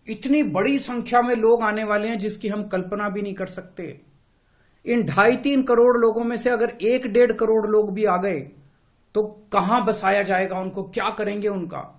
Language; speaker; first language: Hindi; native; Hindi